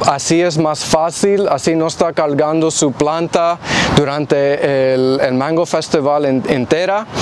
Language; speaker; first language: Spanish; early bilingual, heritage; English